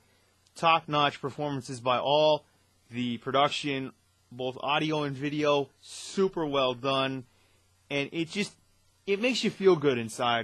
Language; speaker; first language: English; native; English